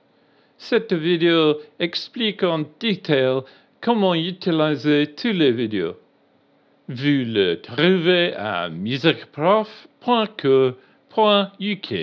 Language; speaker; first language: French; non-native, learner; English